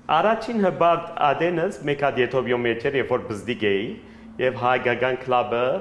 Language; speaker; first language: Armenian; early bilingual, heritage; Armenian